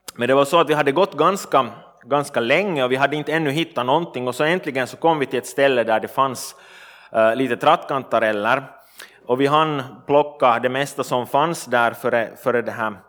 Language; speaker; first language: Swedish; native; Swedish